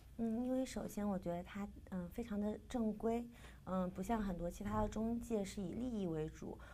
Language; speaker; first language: Chinese; native; Chinese